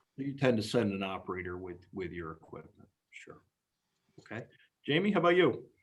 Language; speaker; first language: English; native; English